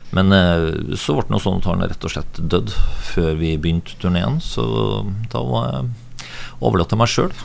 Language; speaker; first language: Norwegian; native; Norwegian